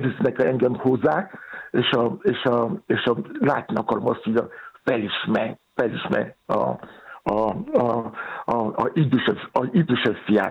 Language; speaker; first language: Hungarian; non-native, fluent; Yoruba